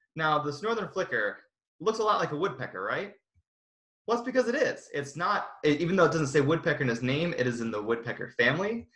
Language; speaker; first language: English; native; English